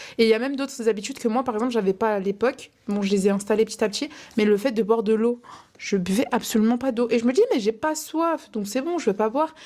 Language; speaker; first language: French; native; French